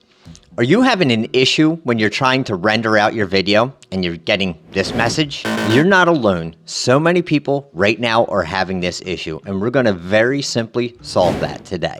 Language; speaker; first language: English; native; English